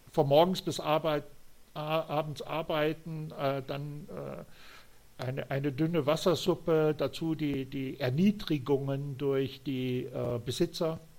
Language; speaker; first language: German; native; German